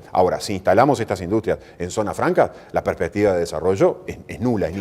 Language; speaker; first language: Spanish; native; Spanish